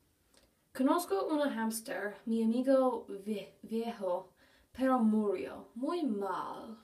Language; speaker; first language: Spanish; non-native, learner; English